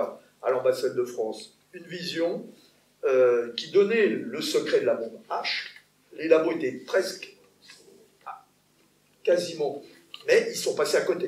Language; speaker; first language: French; native; French